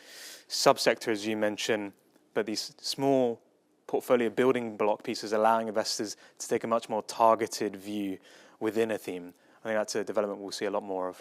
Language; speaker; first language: English; native; English